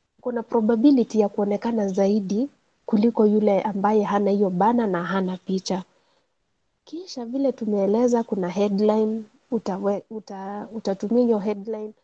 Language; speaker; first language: Swahili; non-native, local second language; Gusii